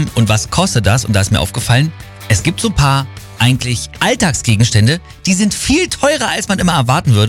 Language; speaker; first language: German; native; German